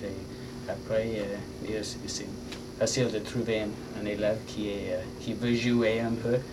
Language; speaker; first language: French; non-native, learner; English